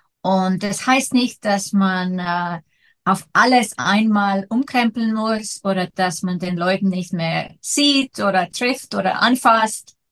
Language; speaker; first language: German; non-native, fluent; Icelandic